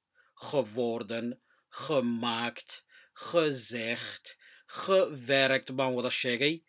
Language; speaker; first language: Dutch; non-native, fluent; Somali